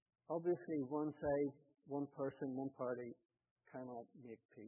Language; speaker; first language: English; native; English